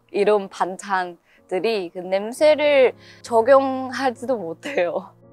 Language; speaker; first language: Korean; non-native, fluent; Chinese